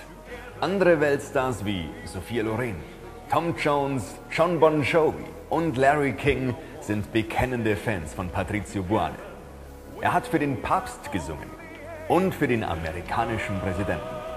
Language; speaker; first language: German; native; German